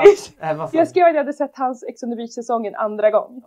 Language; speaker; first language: Swedish; native; Swedish